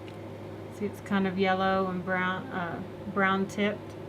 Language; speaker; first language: English; native; English